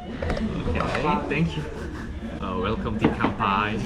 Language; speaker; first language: English; non-native, learner; Korean